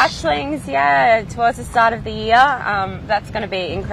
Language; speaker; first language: English; native; English